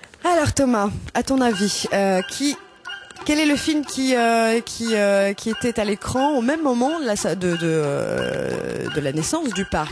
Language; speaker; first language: French; native; French